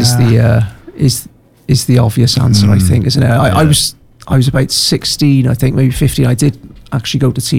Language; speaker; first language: English; native; English